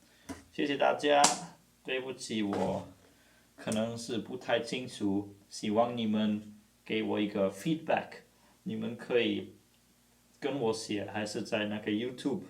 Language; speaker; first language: Chinese; non-native, fluent; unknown